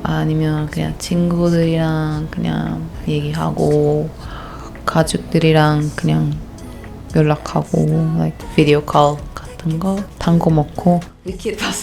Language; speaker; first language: Korean; non-native, fluent; Portuguese